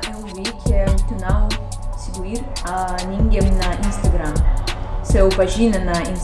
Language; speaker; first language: Portuguese; non-native, learner; Russian